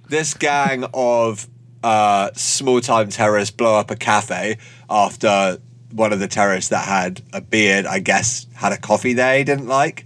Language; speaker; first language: English; native; English